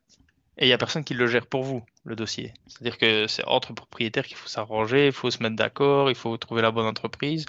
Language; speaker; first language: French; native; French